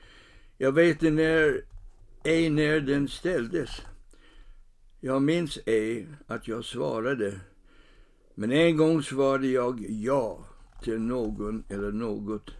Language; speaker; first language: Swedish; non-native, fluent; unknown